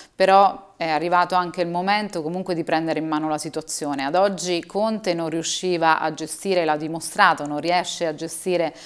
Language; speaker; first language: Italian; native; Italian